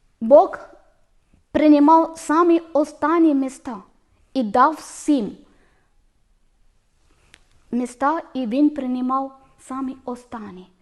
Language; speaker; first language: Ukrainian; non-native, learner; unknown